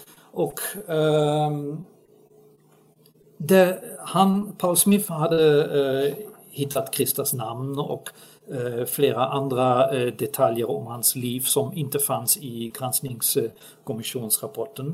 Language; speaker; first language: Swedish; non-native, fluent; Dutch